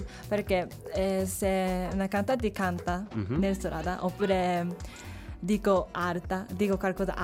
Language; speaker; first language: Italian; non-native, learner; Japanese